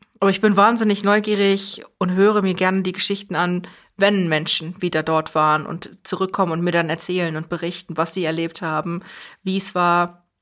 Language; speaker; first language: German; early bilingual, other home language; Persian